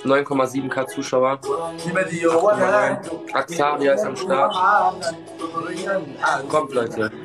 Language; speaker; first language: German; early bilingual, other home language; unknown